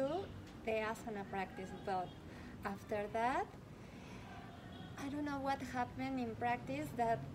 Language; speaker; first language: English; non-native, learner; Spanish